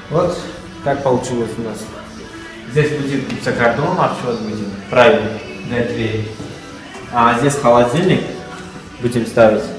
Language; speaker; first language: Russian; non-native, fluent; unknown